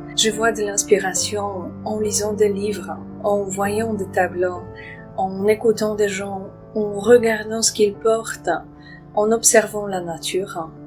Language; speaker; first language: French; non-native, fluent; Polish